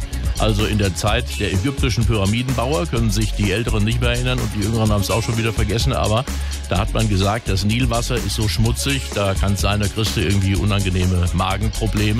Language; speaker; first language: German; native; German